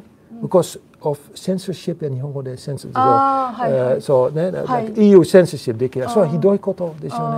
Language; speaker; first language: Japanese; non-native, learner; Dutch